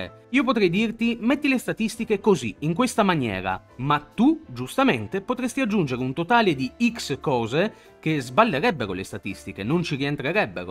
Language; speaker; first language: Italian; native; Italian